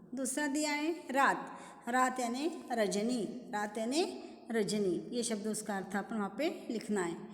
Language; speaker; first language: Hindi; non-native, local second language; Marathi